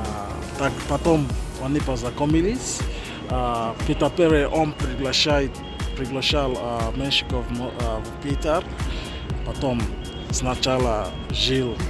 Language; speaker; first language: Russian; non-native, learner; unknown